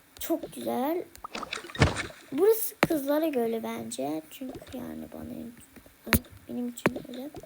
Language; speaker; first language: Turkish; early bilingual, heritage; Turkish